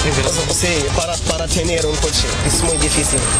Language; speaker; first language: Spanish; non-native, learner; Arabic